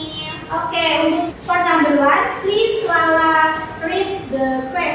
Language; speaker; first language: English; non-native, learner; Indonesian